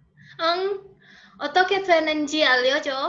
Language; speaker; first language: Korean; non-native, learner; Indonesian